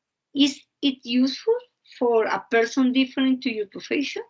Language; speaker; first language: English; non-native, fluent; Spanish